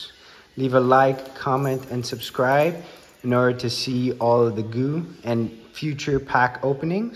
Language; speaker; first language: English; native; English